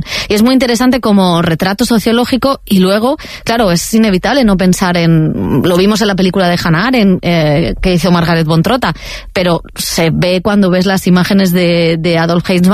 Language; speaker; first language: Spanish; native; Spanish